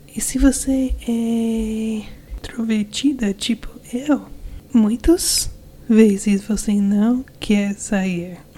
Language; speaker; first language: Portuguese; non-native, learner; English